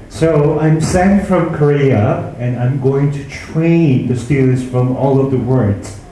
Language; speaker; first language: English; non-native, fluent; Korean